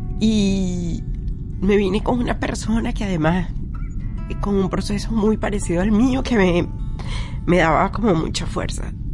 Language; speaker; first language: Spanish; native; Spanish